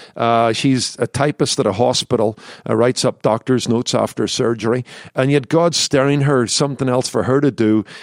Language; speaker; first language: English; native; English